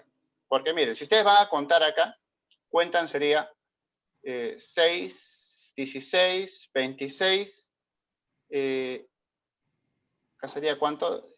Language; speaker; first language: Spanish; native; Spanish